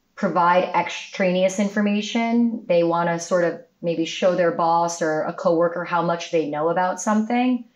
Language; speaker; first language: English; native; English